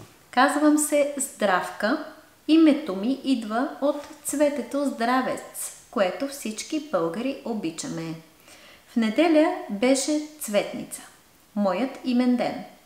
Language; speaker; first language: Bulgarian; native; Bulgarian